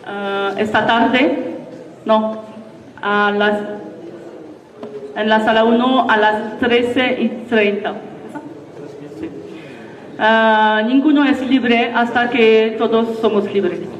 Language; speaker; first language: Spanish; non-native, learner; French